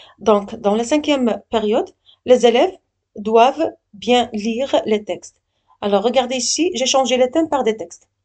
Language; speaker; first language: French; non-native, local second language; Arabic